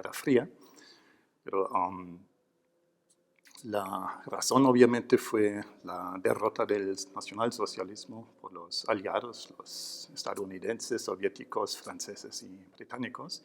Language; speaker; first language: Spanish; non-native, fluent; German